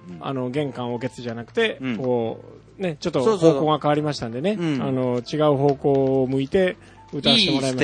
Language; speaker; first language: Japanese; native; Japanese